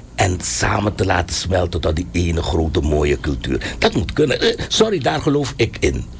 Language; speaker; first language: Dutch; native; Dutch